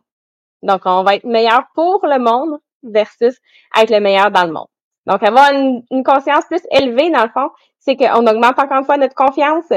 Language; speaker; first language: French; native; French